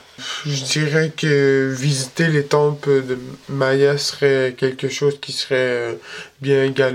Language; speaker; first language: French; early bilingual, other home language; Spanish